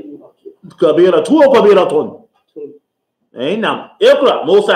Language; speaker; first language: Arabic; non-native, fluent; English